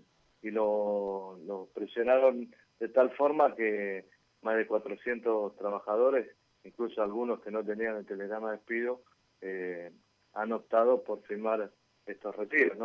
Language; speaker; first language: Spanish; native; Spanish